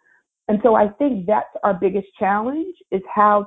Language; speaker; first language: English; native; English